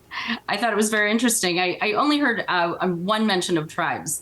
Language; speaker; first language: English; native; English